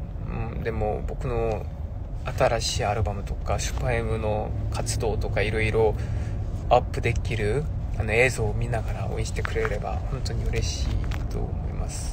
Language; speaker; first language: Japanese; non-native, fluent; Korean